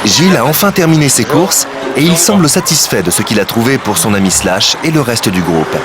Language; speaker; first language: French; native; French